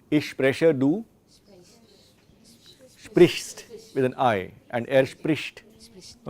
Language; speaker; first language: German; non-native, fluent; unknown